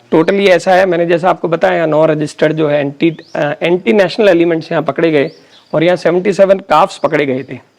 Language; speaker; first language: Hindi; native; Hindi